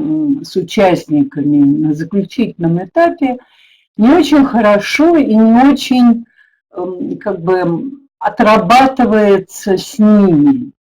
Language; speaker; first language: Russian; native; Russian